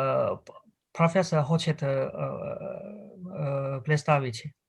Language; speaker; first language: Russian; non-native, learner; Chinese